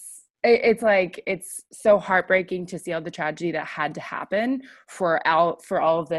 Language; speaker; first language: English; native; English